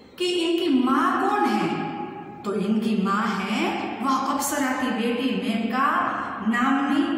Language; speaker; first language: Hindi; non-native, local second language; Gujarati